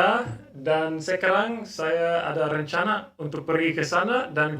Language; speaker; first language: Indonesian; non-native, learner; English